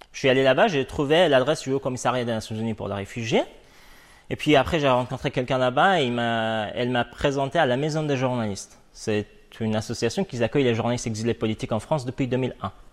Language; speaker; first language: French; non-native, fluent; Persian